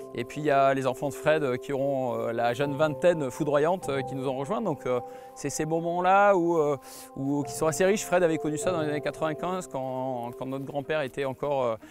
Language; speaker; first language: French; native; French